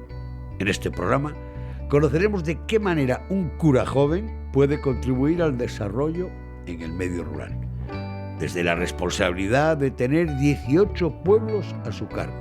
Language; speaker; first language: Spanish; native; Spanish